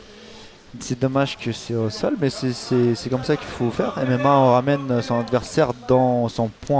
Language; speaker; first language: French; native; French